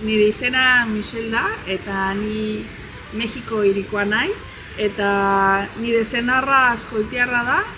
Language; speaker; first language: Basque; non-native, learner; Spanish